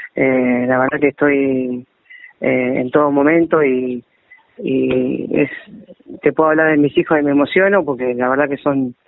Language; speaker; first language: Spanish; native; Spanish